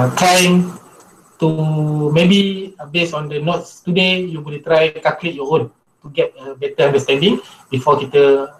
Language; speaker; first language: English; non-native, local second language; Malay